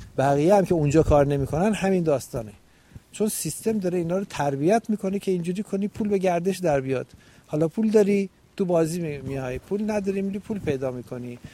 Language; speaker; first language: Persian; native; Persian